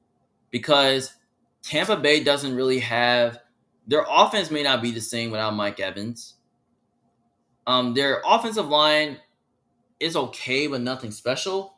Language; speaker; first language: English; native; English